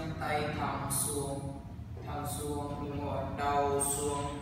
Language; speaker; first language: Vietnamese; non-native, learner; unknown